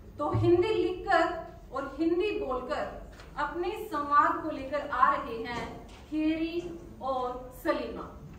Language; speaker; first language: Hindi; native; Hindi